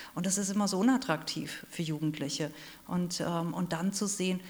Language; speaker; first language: German; native; German